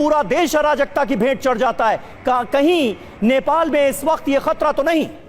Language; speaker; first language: Hindi; native; Hindi